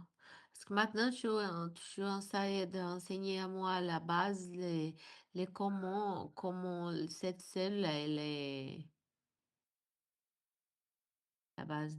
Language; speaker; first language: French; non-native, learner; Portuguese